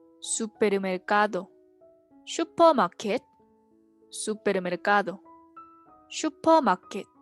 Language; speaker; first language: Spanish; non-native, fluent; Korean